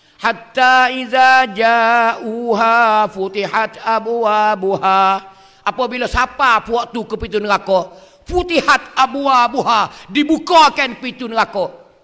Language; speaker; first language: Malay; native; Malay